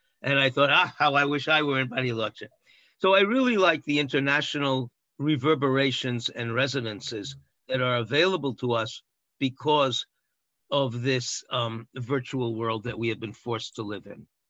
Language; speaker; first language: English; native; English